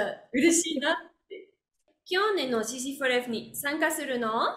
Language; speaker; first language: Japanese; non-native, learner; Spanish